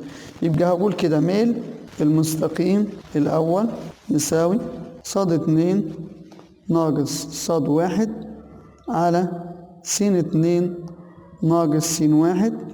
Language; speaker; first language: Arabic; native; Arabic